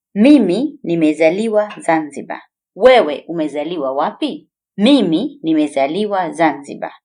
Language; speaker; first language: Swahili; native; Swahili